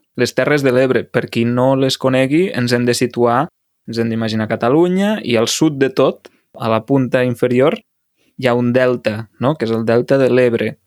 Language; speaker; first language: Catalan; native; Catalan